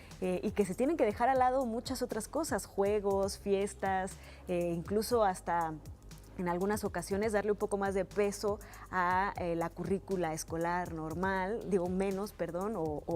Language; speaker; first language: Spanish; native; Spanish